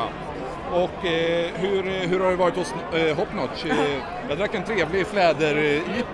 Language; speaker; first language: Swedish; native; Swedish